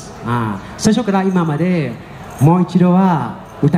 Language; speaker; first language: Japanese; non-native, learner; Thai